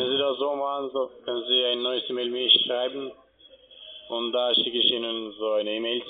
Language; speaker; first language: German; non-native, fluent; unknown